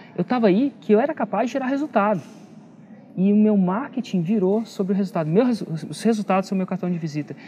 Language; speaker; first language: Portuguese; native; Portuguese